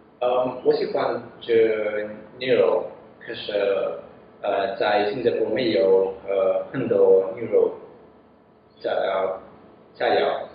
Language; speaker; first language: Chinese; non-native, learner; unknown